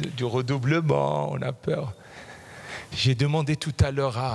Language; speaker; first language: French; non-native, local second language; Arabic